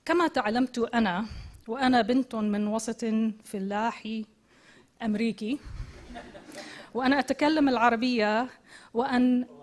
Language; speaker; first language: Arabic; non-native, fluent; English